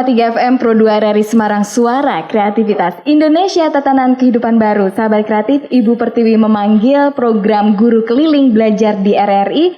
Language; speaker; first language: Indonesian; native; Indonesian